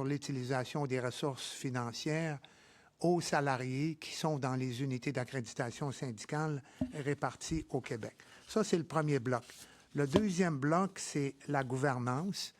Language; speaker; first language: French; native; French